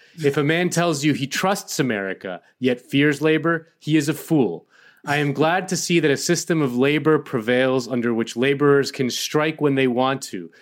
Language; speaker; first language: English; early bilingual, other home language; Spanish